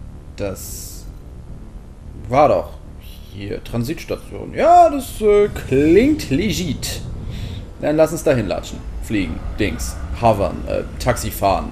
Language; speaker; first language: German; native; German